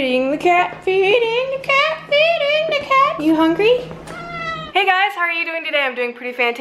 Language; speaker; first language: English; native; English